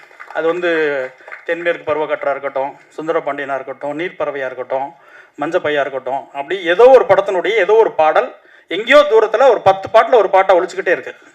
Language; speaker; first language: Tamil; native; Tamil